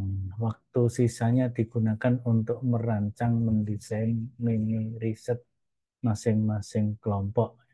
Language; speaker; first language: Indonesian; native; Indonesian